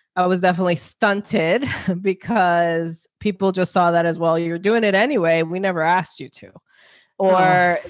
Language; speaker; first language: English; native; English